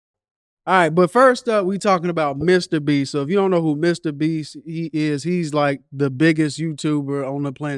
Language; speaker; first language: English; native; English